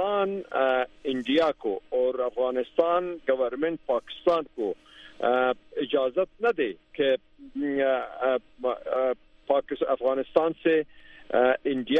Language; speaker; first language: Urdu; non-native, fluent; Pashto